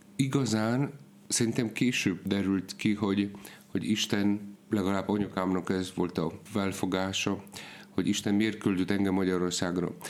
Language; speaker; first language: Hungarian; non-native, fluent; Polish